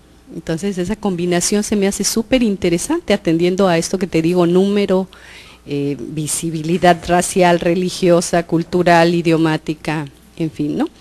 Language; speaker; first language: Spanish; native; Spanish